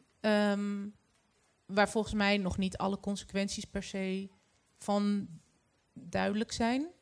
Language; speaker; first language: Dutch; early bilingual, other home language; Arabic